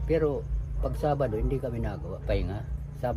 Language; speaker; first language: Filipino; native; Filipino